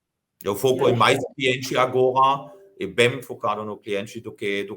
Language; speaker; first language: Portuguese; non-native, fluent; German